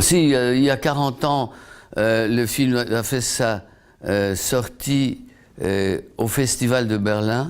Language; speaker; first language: French; non-native, fluent; Polish